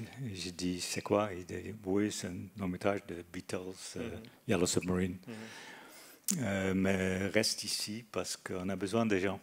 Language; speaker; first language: French; non-native, fluent; Dutch